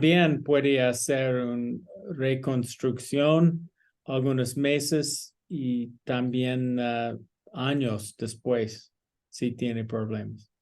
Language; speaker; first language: Spanish; non-native, learner; English